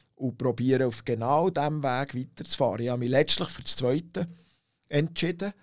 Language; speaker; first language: German; native; German